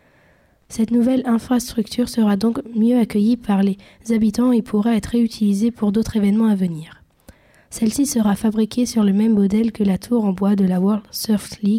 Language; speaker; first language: French; native; French